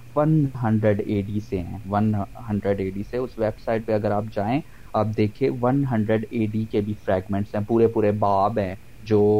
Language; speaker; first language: Urdu; non-native, local second language; Punjabi